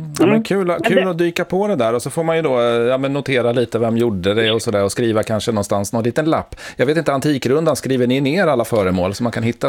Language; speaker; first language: Swedish; native; Swedish